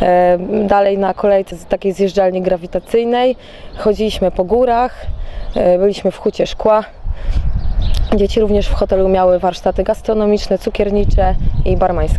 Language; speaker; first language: Polish; native; Polish